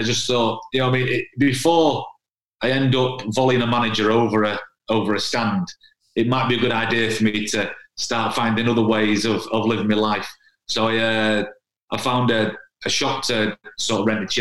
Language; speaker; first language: English; native; English